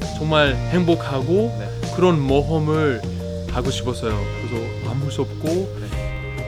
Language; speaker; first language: Korean; non-native, learner; Greek